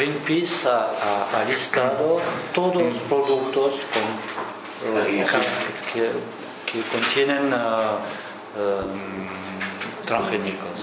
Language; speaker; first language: Spanish; non-native, fluent; French